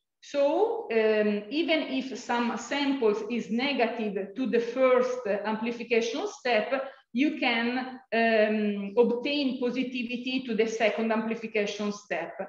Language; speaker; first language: English; non-native, fluent; Italian